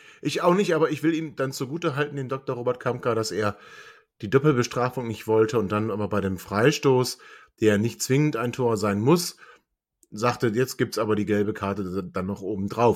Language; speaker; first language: German; native; German